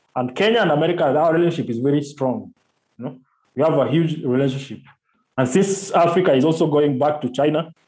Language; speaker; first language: English; non-native, local second language; Luo (Kenya and Tanzania)